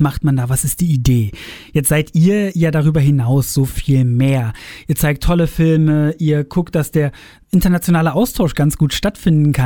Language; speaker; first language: German; native; German